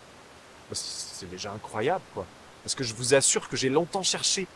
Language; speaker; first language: French; native; French